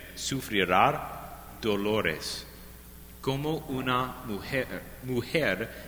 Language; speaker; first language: Spanish; non-native, learner; English